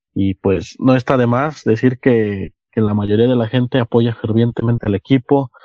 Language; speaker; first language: Spanish; native; Spanish